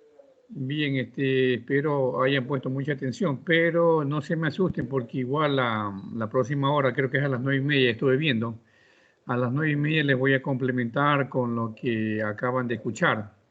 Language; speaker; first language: Spanish; native; Spanish